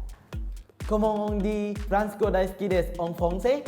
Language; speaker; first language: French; non-native, learner; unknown